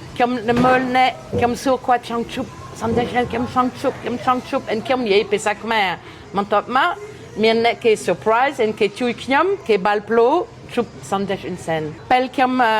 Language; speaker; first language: Khmer; non-native, fluent; French